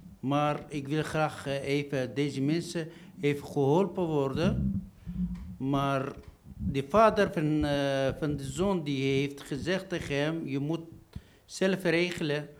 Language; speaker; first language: Dutch; non-native, learner; Arabic